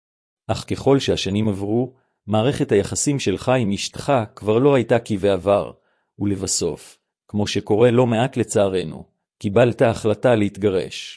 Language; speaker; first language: Hebrew; native; Hebrew